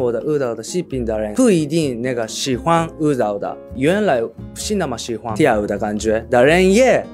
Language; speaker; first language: Chinese; non-native, learner; Japanese